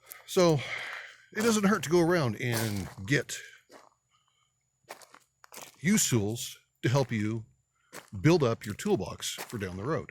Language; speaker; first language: English; native; English